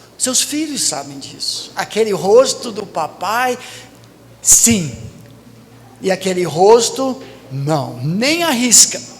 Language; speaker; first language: Portuguese; non-native, fluent; English